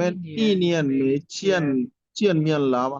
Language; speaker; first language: Chinese; non-native, learner; Bangla